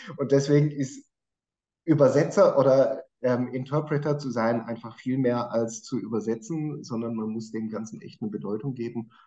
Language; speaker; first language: German; native; German